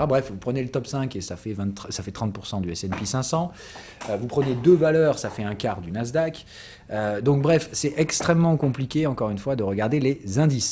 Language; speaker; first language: French; native; French